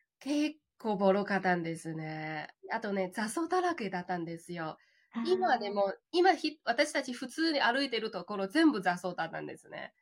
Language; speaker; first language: Japanese; non-native, fluent; Chinese